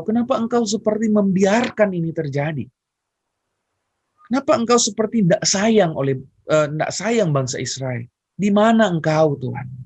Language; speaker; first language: Indonesian; native; Indonesian